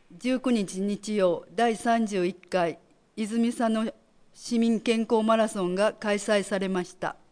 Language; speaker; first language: Japanese; native; Japanese